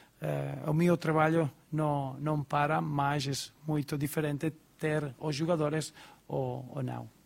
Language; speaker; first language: Portuguese; non-native, learner; Spanish